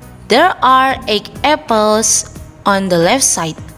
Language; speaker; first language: English; non-native, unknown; Indonesian